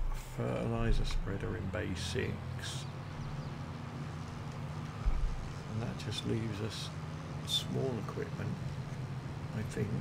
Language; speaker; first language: English; native; English